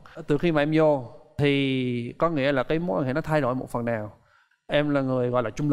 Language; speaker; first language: Vietnamese; non-native, fluent; English